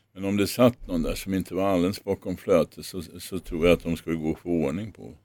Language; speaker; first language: Swedish; native; Swedish